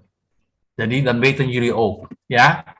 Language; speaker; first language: Dutch; non-native, fluent; Indonesian